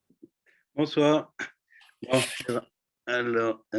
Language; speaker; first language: French; native; French